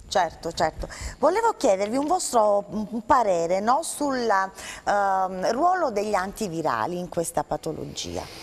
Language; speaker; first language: Italian; native; Italian